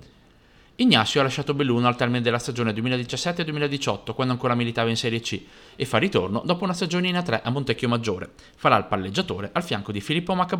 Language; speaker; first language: Italian; native; Italian